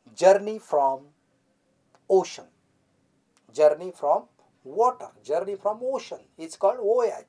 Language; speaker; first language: English; non-native, local second language; Marathi